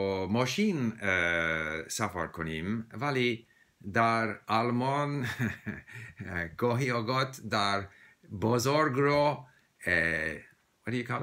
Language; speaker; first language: Persian; non-native, learner; English